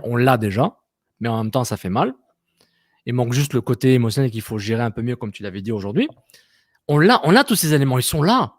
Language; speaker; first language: French; native; French